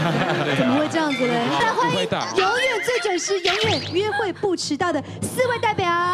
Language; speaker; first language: Chinese; native; Chinese